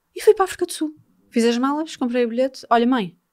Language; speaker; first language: Portuguese; native; Portuguese